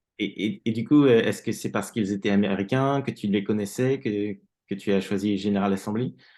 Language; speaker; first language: French; native; French